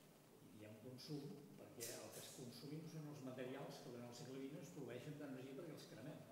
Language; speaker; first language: Catalan; native; Catalan